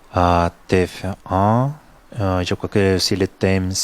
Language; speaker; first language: French; non-native, fluent; Spanish